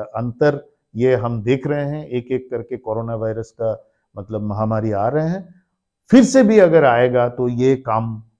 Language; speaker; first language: Hindi; non-native, local second language; Bangla